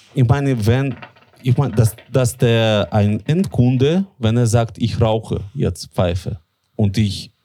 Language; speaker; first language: German; non-native, fluent; Russian